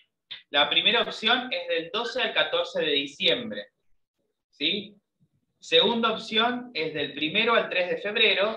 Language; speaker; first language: Spanish; native; Spanish